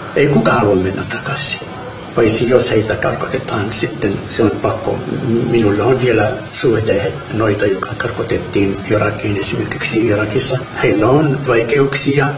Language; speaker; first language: Finnish; non-native, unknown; Arabic